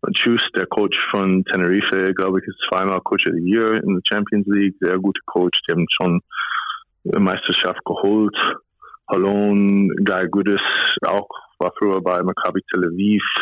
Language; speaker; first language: German; non-native, fluent; English